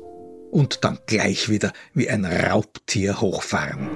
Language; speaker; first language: German; native; German